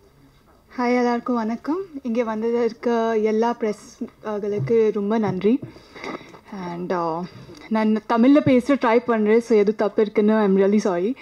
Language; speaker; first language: Tamil; non-native, learner; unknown